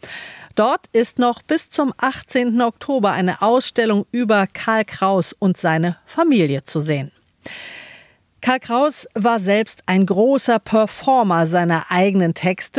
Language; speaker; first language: German; native; German